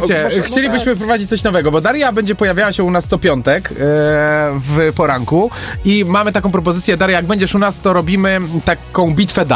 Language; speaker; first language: Polish; native; Polish